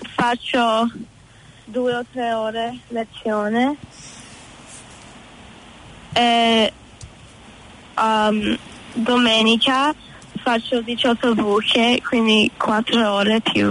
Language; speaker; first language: Italian; early bilingual, heritage; Italian